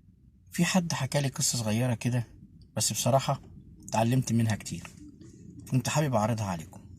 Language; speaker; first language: Arabic; native; Arabic